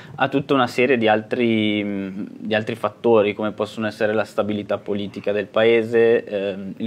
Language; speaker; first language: Italian; native; Italian